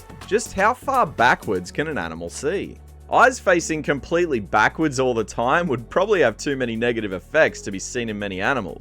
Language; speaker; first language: English; native; English